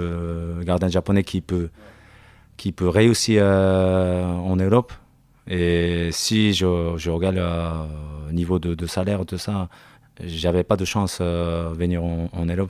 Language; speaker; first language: French; non-native, learner; Japanese